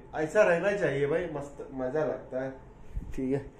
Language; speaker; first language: Hindi; non-native, local second language; Urdu